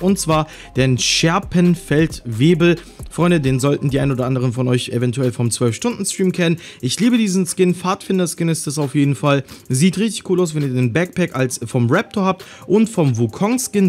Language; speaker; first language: German; native; German